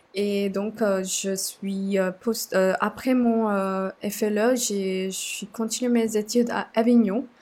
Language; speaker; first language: French; non-native, fluent; Sinhala